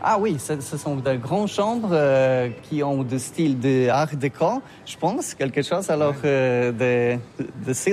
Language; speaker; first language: French; non-native, learner; Polish